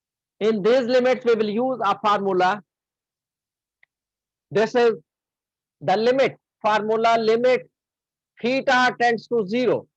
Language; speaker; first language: English; non-native, local second language; Hindi